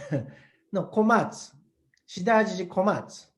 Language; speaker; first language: Portuguese; non-native, learner; Japanese